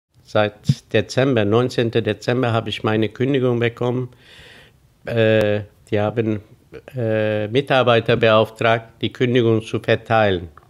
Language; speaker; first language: German; non-native, fluent; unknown